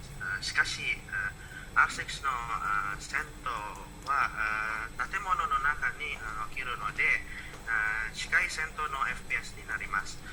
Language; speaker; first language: Japanese; non-native, learner; Indonesian